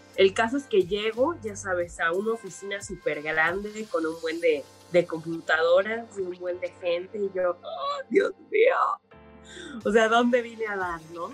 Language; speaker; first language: Spanish; native; Spanish